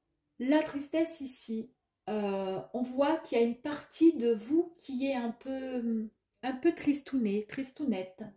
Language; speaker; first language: French; native; French